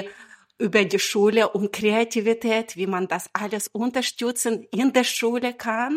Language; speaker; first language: German; non-native, fluent; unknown